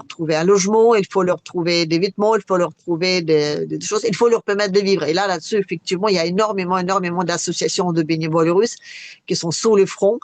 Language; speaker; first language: French; non-native, fluent; Russian